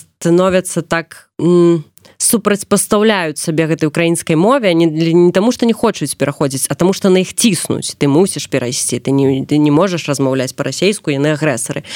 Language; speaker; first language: Belarusian; non-native, local second language; Russian